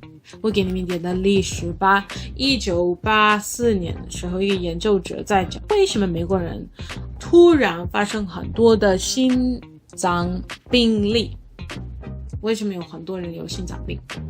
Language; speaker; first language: Chinese; non-native, learner; English